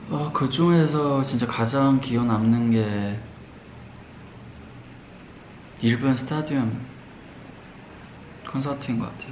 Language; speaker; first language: Korean; non-native, fluent; Chinese